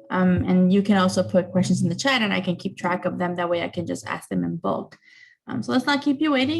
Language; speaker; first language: English; native; English